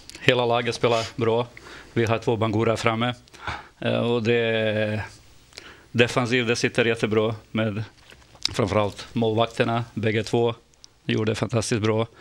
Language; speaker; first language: Swedish; non-native, fluent; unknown